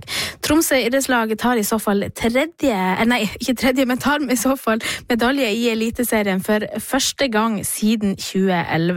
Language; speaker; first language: Norwegian; native; Norwegian